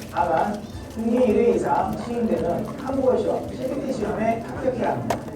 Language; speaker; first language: Korean; native; Korean